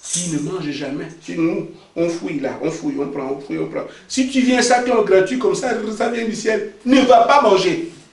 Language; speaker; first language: French; non-native, local second language; Basaa